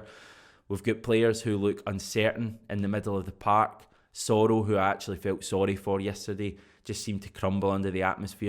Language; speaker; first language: English; native; English